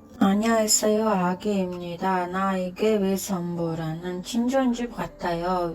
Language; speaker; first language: Korean; non-native, fluent; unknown